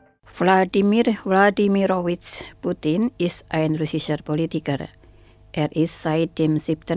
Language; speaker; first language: German; non-native, fluent; Indonesian